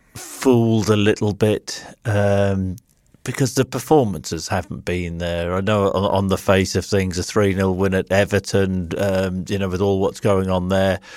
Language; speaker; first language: English; native; English